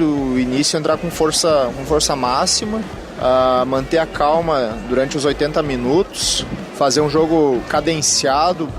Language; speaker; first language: Portuguese; non-native, learner; Spanish